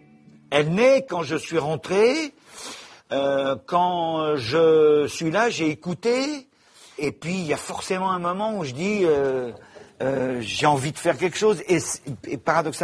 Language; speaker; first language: French; native; French